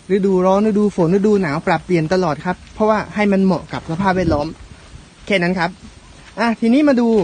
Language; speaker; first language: Thai; non-native, local second language; Northern Khmer